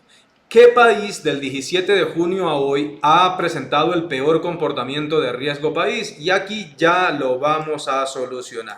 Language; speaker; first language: Spanish; native; Spanish